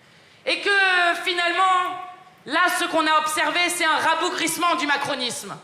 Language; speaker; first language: French; native; French